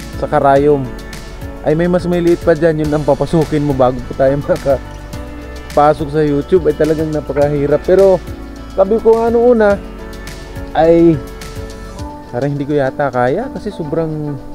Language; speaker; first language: Filipino; native; Filipino